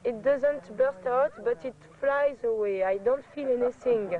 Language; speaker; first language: English; non-native, fluent; French